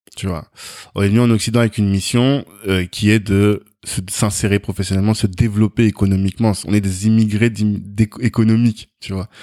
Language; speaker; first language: French; native; French